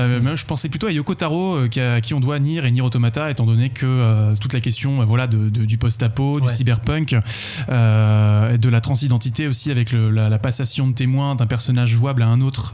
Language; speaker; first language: French; native; French